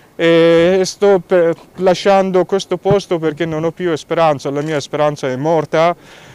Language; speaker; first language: Italian; non-native, fluent; Persian